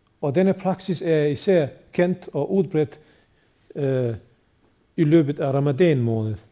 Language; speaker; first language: Danish; non-native, fluent; Bosnian